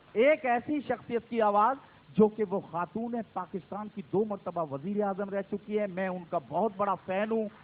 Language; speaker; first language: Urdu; native; Urdu